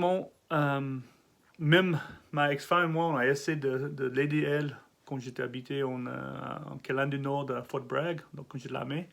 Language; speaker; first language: French; non-native, learner; English